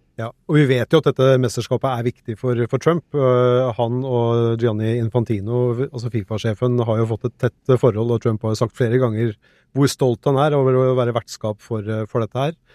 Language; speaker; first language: Norwegian; native; Norwegian